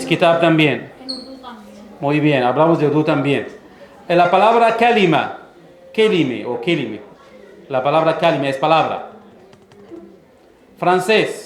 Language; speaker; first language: Spanish; non-native, fluent; Arabic